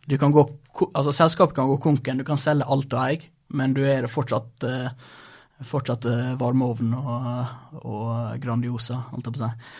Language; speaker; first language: Norwegian; early bilingual, other home language; Swedish